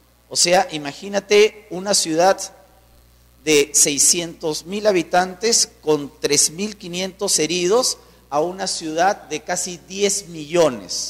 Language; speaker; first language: Spanish; native; Spanish